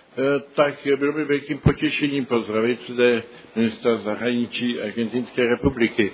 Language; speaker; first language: Czech; early bilingual, heritage; Czech